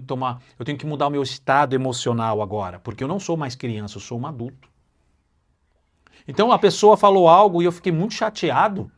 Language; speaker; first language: Portuguese; native; Portuguese